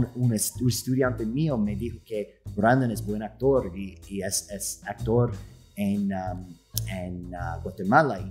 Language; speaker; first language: Spanish; non-native, fluent; English